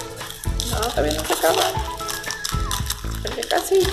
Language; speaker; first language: Spanish; native; Spanish